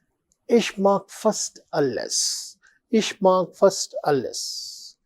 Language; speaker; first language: German; non-native, fluent; Telugu